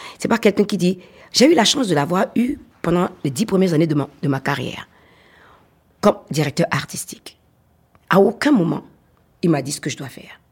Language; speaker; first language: French; non-native, local second language; Fon